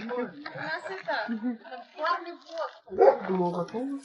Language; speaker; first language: Russian; native; Russian